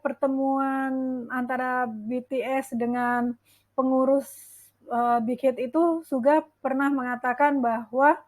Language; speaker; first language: Indonesian; native; Indonesian